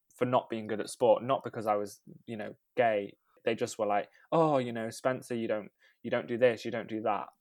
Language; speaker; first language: English; native; English